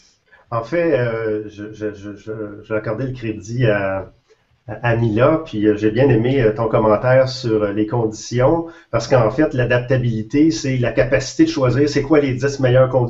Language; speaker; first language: French; native; French